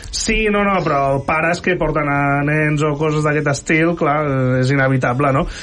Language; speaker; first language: Catalan; native; Catalan